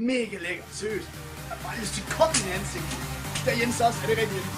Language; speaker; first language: Danish; native; Danish